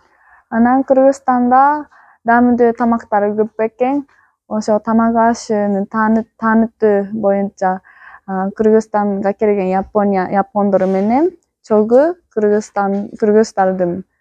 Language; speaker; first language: Kyrgyz; non-native, fluent; Japanese